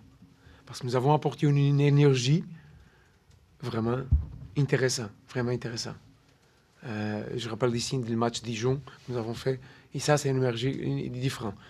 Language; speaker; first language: French; non-native, learner; Portuguese